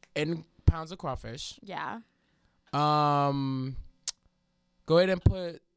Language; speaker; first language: English; native; English